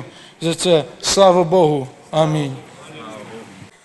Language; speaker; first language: Ukrainian; early bilingual, heritage; Ukrainian